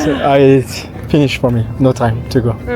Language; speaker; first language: English; non-native, learner; French